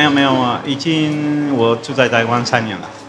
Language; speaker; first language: Chinese; non-native, learner; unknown